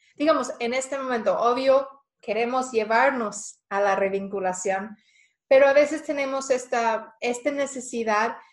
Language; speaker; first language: Spanish; non-native, fluent; English